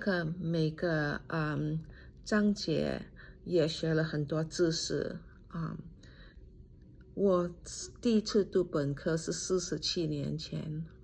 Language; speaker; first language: Chinese; non-native, fluent; English